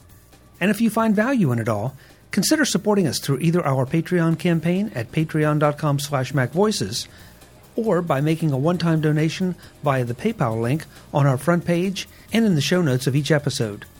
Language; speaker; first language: English; native; English